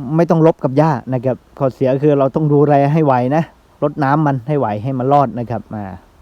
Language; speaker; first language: Thai; non-native, local second language; Northeastern Thai